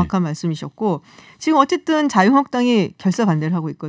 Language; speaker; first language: Korean; native; Korean